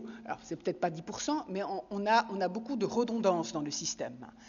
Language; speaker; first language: French; native; French